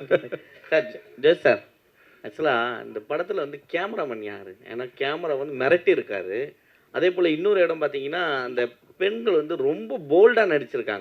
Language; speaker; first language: Tamil; native; Tamil